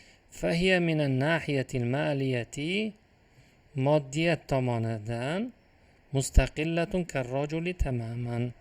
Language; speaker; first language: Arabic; non-native, fluent; Uzbek